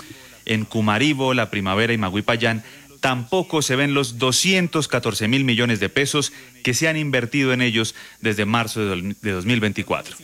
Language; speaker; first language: Spanish; native; Spanish